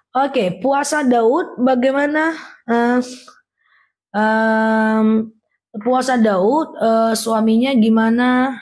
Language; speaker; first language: Indonesian; non-native, local second language; Minangkabau